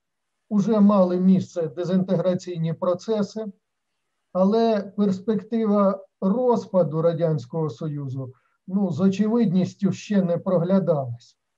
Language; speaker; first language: Ukrainian; native; Ukrainian